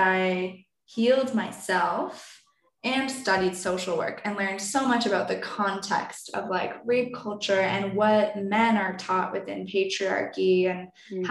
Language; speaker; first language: English; native; English